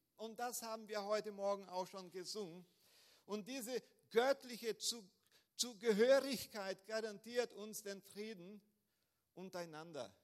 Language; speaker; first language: German; non-native, fluent; Portuguese